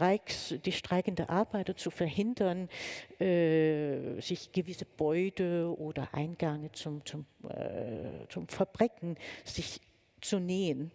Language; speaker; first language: German; non-native, fluent; Danish